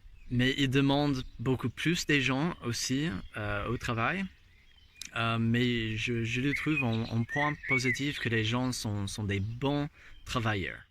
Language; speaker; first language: French; non-native, fluent; English